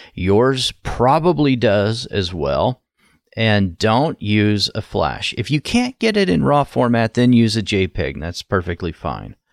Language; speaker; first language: English; native; English